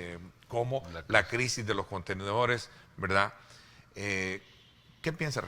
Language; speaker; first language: Spanish; native; Spanish